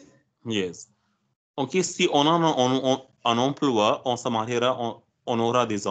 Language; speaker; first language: French; non-native, fluent; Hindi